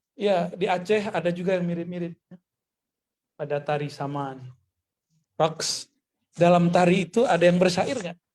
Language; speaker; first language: Indonesian; non-native, local second language; Minangkabau